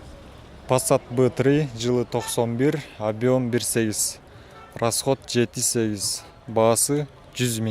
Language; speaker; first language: Kyrgyz; native; Kyrgyz